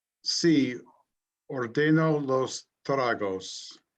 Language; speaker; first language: Spanish; non-native, learner; English